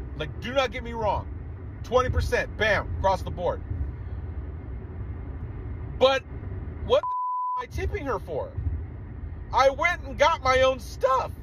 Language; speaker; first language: English; native; English